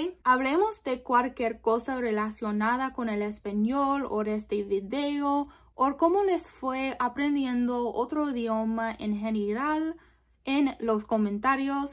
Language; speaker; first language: Spanish; non-native, learner; English